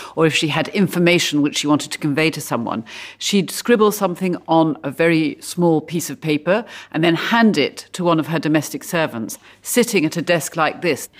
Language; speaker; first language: English; native; English